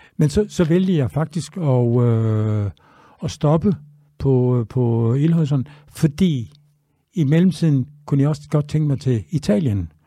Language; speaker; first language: Danish; native; Danish